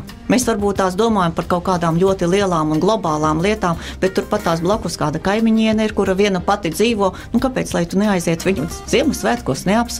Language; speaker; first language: Latvian; native; Latvian